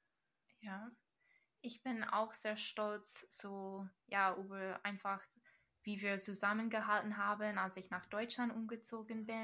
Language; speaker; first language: German; non-native, fluent; English